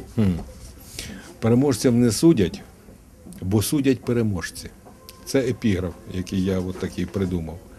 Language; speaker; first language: Ukrainian; non-native, local second language; Russian